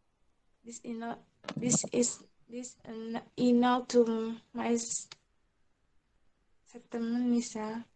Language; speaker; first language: English; non-native, learner; Indonesian